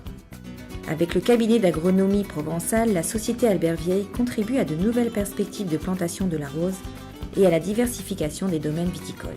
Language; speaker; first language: French; native; French